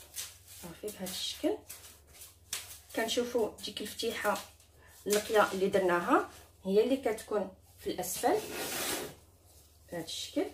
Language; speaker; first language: Arabic; native; Arabic